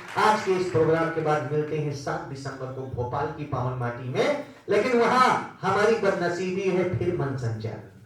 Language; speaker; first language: Hindi; native; Hindi